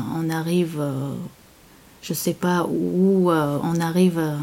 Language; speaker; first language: French; non-native, learner; Chechen